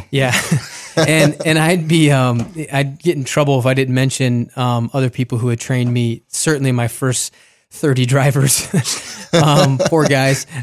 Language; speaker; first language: English; early bilingual, other home language; Spanish